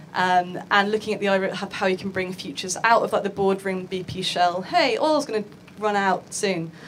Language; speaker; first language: English; native; English